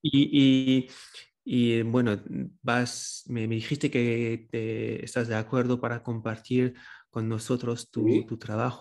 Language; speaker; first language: Spanish; non-native, fluent; French